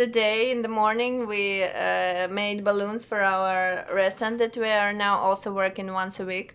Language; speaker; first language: English; non-native, fluent; Russian